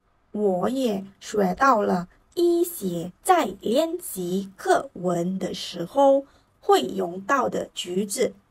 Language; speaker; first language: Chinese; non-native, learner; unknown